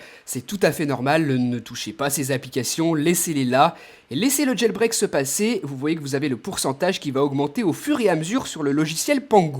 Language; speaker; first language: French; native; French